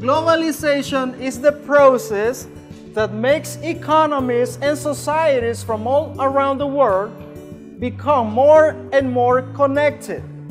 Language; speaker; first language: English; non-native, fluent; Spanish